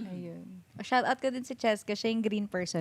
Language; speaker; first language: Filipino; native; Filipino